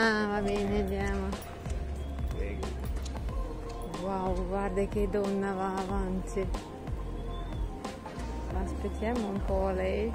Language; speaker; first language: Italian; non-native, learner; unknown